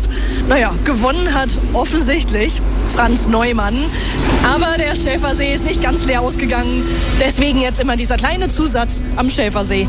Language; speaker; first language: German; native; German